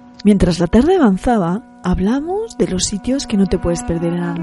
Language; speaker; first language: Spanish; native; Spanish